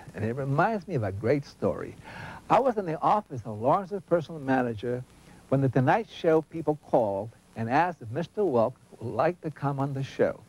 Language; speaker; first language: English; native; English